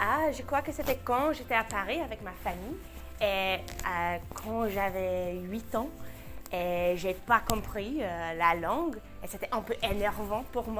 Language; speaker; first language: French; non-native, fluent; English